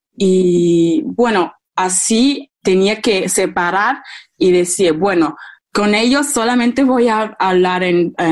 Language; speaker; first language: Spanish; non-native, fluent; German